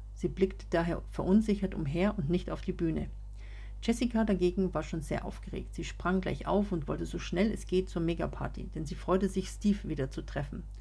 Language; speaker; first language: German; native; German